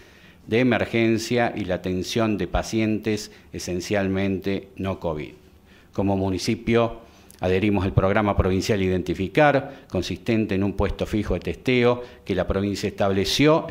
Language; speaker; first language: Spanish; native; Spanish